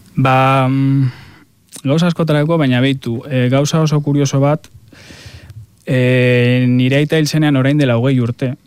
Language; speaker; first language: Basque; native; Basque